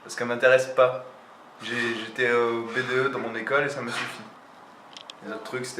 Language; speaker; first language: French; native; French